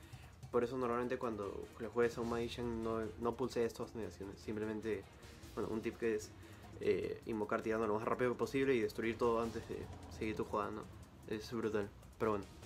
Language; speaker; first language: Spanish; native; Spanish